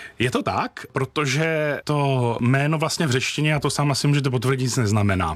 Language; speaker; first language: Czech; native; Czech